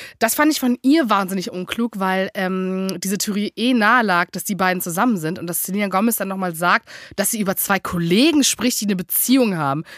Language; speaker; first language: German; native; German